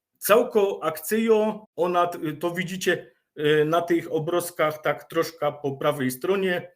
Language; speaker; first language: Polish; native; Polish